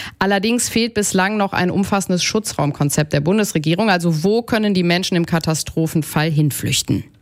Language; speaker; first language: German; native; German